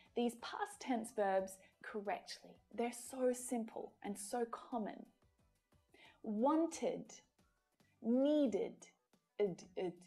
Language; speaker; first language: English; native; English